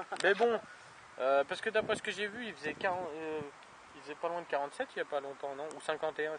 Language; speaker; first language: French; native; French